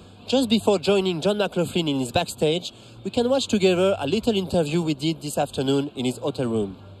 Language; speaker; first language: English; non-native, fluent; French